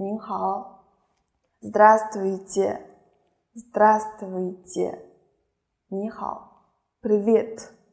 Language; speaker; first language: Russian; non-native, fluent; Chinese